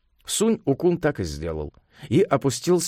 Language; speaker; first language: Russian; native; Russian